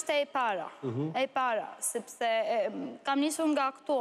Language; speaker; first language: Albanian; non-native, learner; Arabic